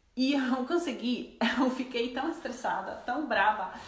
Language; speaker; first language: Portuguese; non-native, fluent; Polish